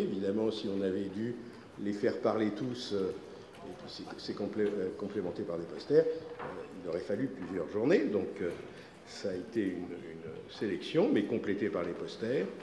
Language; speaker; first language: French; native; French